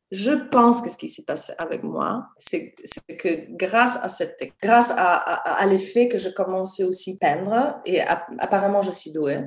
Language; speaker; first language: French; non-native, fluent; Polish